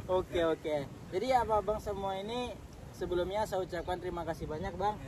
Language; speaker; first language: Indonesian; native; Indonesian